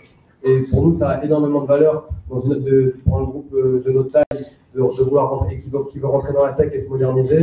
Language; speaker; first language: French; native; French